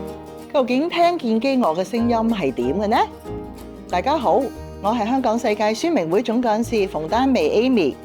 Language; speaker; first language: Cantonese; native; Cantonese